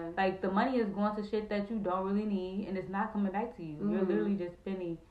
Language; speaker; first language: English; native; English